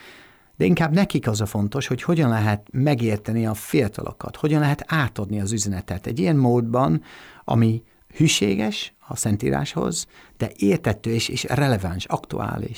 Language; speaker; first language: Hungarian; non-native, fluent; English